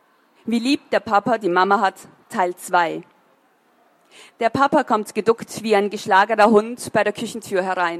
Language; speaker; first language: German; native; German